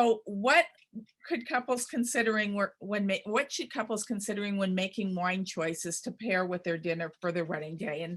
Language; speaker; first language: English; native; English